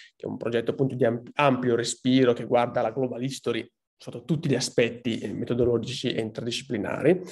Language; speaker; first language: Italian; native; Italian